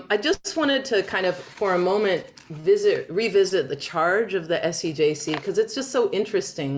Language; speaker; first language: English; native; English